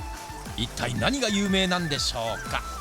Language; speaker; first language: Japanese; native; Japanese